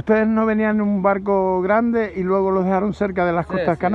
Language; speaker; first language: Spanish; native; Spanish